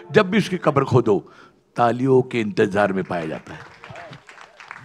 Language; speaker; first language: Hindi; non-native, local second language; Marathi